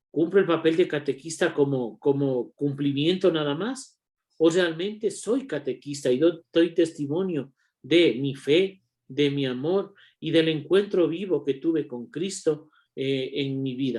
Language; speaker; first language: Spanish; native; Spanish